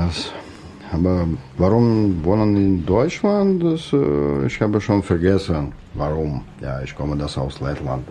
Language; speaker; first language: German; non-native, learner; Russian